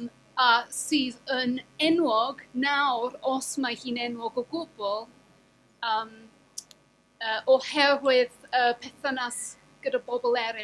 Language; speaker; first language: Welsh; non-native, fluent; English